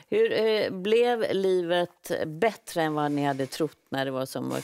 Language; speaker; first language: Swedish; native; Swedish